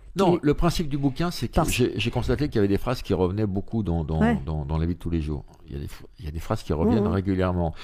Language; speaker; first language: French; native; French